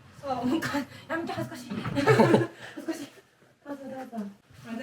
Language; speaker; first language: Japanese; non-native, learner; Korean